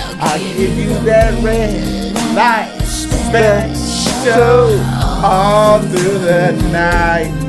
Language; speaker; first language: English; native; English